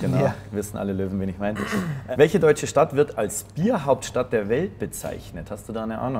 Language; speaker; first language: German; native; German